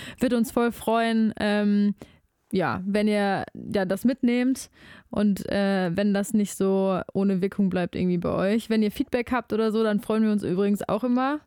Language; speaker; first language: German; native; German